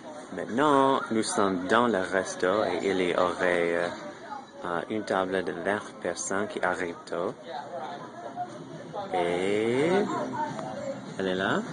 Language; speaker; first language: French; non-native, learner; English